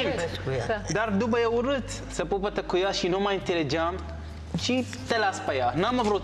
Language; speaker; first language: Romanian; non-native, learner; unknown